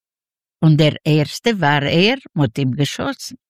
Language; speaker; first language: German; non-native, learner; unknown